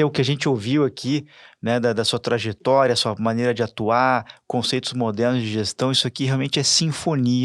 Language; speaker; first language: Portuguese; native; Portuguese